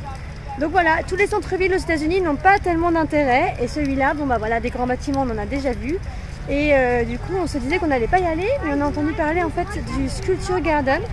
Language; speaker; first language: French; native; French